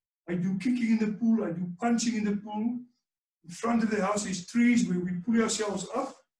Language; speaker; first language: English; non-native, local second language; Afrikaans